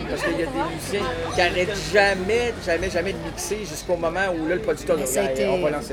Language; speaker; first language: French; native; French